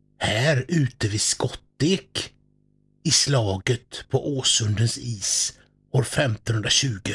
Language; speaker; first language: Swedish; native; Swedish